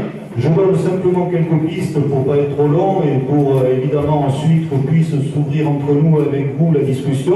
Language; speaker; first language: French; native; French